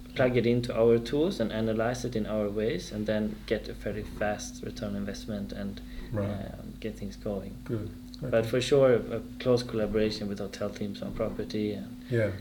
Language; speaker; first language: English; non-native, fluent; Swedish